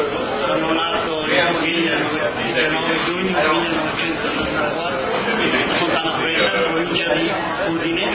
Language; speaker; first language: Italian; non-native, local second language; Friulian